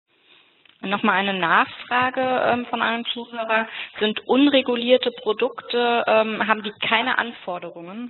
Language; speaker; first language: German; native; German